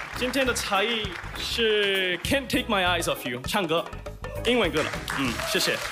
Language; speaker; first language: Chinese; non-native, learner; Korean